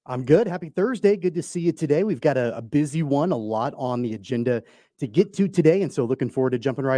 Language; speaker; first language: English; native; English